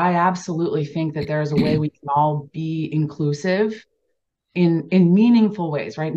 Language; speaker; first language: English; native; English